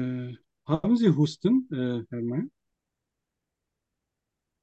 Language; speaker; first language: German; non-native, fluent; Turkish